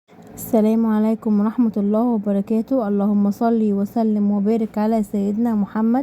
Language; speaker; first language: Arabic; native; Arabic